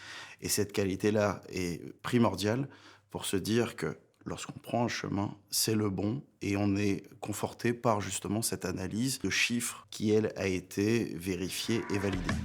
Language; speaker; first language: French; native; French